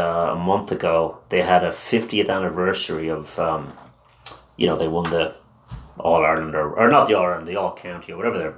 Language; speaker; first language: English; non-native, local second language; Irish